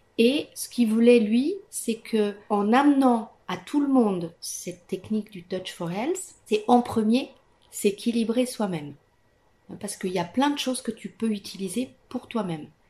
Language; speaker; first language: French; non-native, fluent; Italian